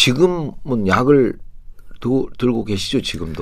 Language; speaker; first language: Korean; native; Korean